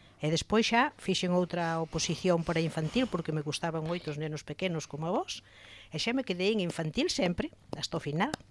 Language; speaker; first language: Galician; native; Galician